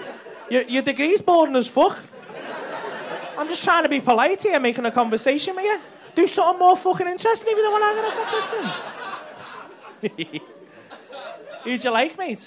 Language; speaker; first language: English; native; English